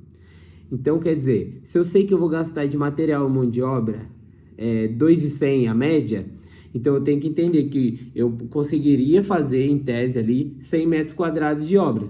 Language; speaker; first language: Portuguese; native; Portuguese